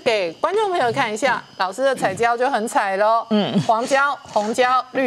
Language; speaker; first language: Chinese; native; Chinese